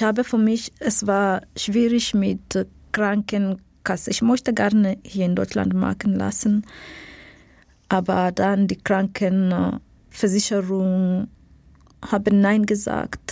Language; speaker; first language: German; non-native, fluent; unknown